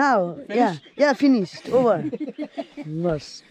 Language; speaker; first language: English; non-native, learner; Nepali